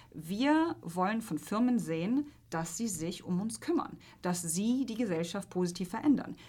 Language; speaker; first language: German; non-native, fluent; Polish